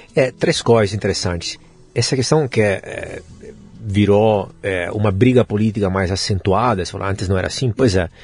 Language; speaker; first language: Portuguese; non-native, fluent; Italian